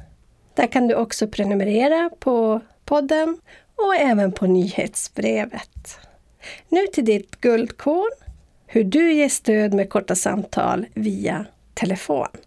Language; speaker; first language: Swedish; native; Swedish